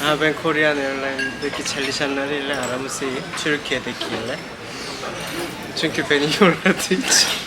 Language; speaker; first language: Turkish; non-native, learner; Korean